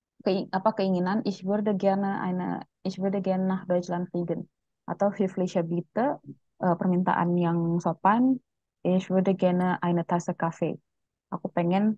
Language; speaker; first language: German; non-native, fluent; Indonesian